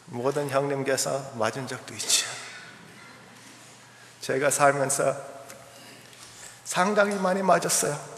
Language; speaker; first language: Korean; early bilingual, heritage; English